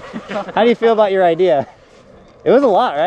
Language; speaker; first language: English; native; English